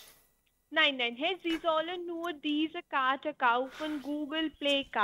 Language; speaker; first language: German; non-native, learner; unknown